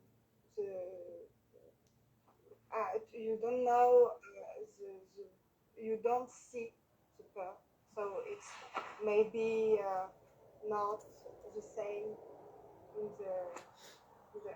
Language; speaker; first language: English; non-native, learner; French